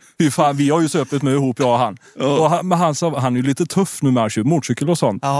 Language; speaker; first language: Swedish; native; Swedish